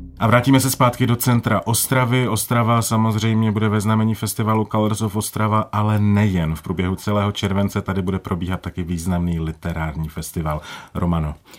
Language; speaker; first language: Czech; native; Czech